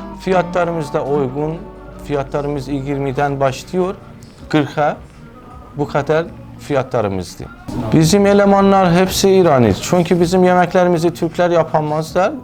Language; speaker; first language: Turkish; non-native, learner; Persian